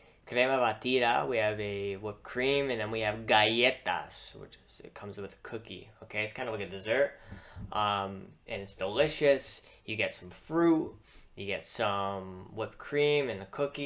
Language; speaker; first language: English; native; English